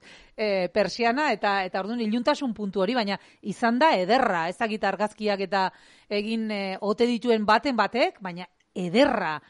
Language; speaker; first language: Basque; native; Basque